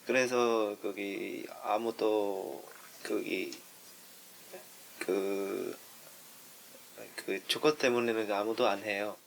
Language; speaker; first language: Korean; non-native, learner; Vietnamese